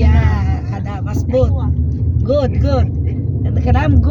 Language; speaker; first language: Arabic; non-native, learner; Filipino